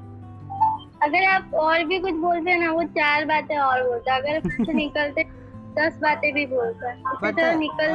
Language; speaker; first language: Hindi; non-native, local second language; Gujarati